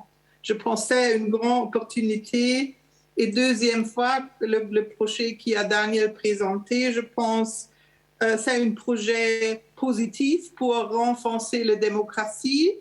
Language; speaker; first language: French; non-native, learner; German